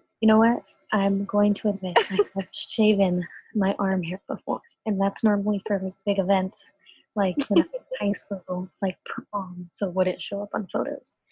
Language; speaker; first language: English; native; English